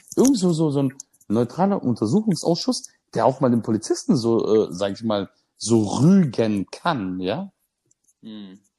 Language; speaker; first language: German; early bilingual, other home language; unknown